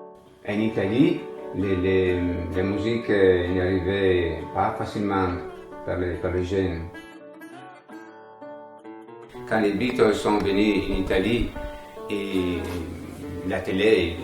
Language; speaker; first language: French; non-native, learner; Italian